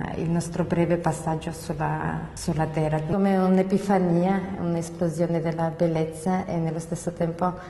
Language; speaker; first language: Italian; non-native, fluent; Georgian